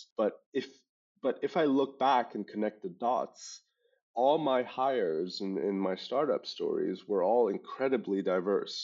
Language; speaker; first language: English; non-native, local second language; German